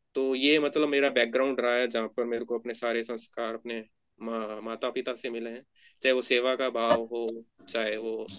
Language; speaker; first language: Hindi; native; Hindi